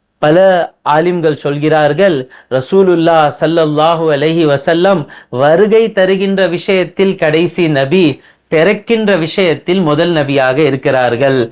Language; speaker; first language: Tamil; non-native, local second language; Urdu